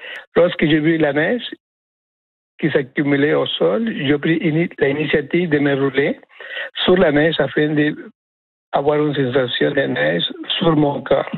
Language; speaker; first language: French; non-native, fluent; Spanish